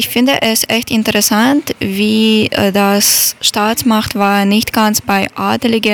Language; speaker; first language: German; non-native, fluent; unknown